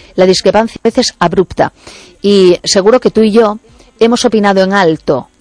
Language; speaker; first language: Spanish; native; Spanish